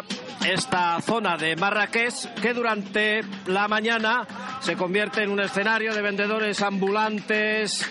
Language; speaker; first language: Spanish; native; Spanish